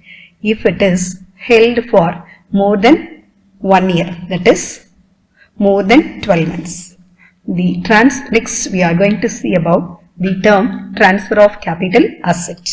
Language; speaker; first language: English; non-native, local second language; Tamil